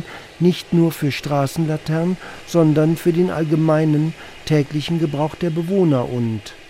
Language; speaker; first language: German; native; German